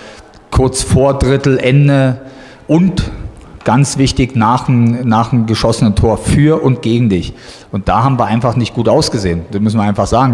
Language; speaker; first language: German; native; German